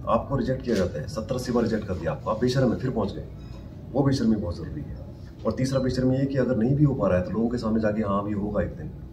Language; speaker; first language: Hindi; native; Hindi